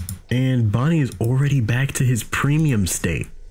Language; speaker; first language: English; native; English